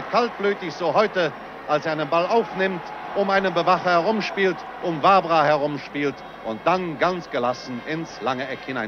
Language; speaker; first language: German; native; German